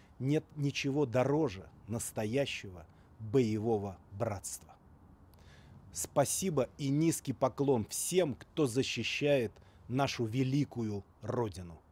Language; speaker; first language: Russian; native; Russian